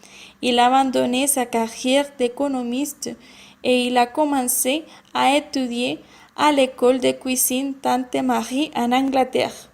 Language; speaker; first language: French; non-native, learner; Spanish